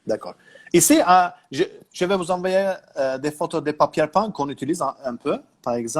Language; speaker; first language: French; non-native, learner; Turkish